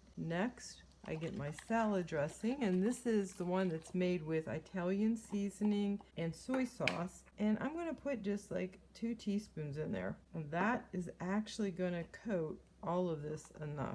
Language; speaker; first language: English; native; English